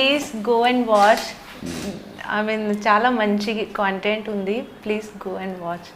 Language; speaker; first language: Telugu; non-native, learner; Hindi